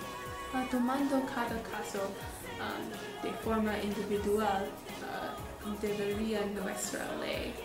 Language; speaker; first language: Spanish; non-native, learner; English